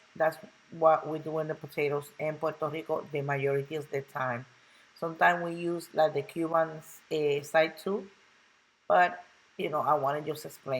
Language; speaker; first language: English; non-native, local second language; Spanish